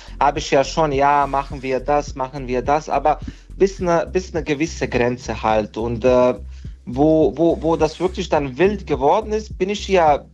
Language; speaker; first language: German; non-native, fluent; Bosnian